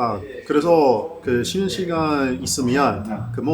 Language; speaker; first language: Korean; non-native, learner; English